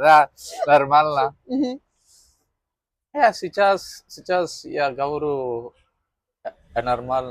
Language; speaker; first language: Russian; non-native, learner; Tamil